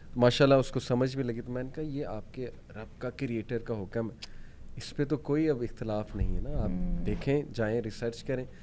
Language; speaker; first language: Urdu; native; Urdu